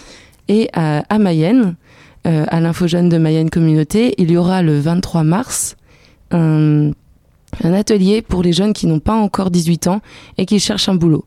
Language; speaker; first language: French; native; French